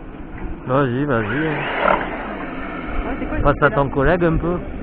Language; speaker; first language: French; native; French